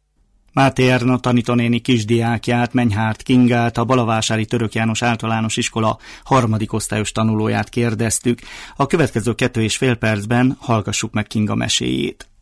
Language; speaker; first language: Hungarian; native; Hungarian